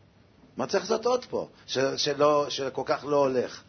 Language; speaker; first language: Hebrew; native; Hebrew